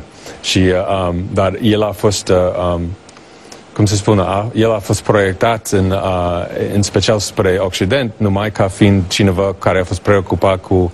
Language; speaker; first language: Romanian; non-native, fluent; English